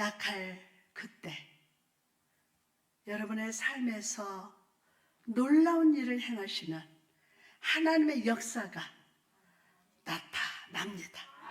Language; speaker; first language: Korean; native; Korean